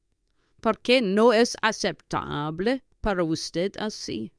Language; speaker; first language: Spanish; non-native, fluent; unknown